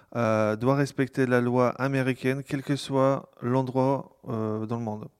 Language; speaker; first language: French; non-native, fluent; Polish